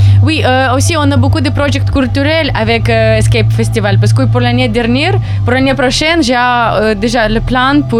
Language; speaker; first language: French; non-native, learner; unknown